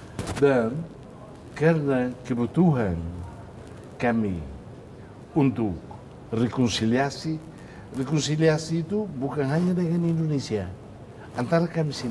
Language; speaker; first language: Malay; non-native, fluent; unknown